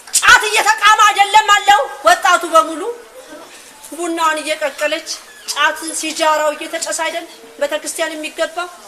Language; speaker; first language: Amharic; native; Amharic